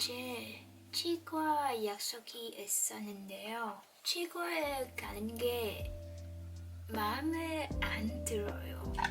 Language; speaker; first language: Korean; non-native, learner; English